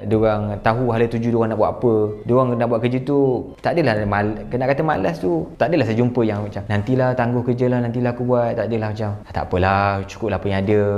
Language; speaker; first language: Malay; native; Malay